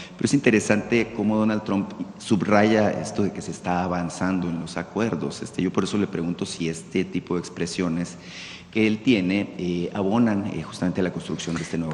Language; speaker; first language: Spanish; native; Spanish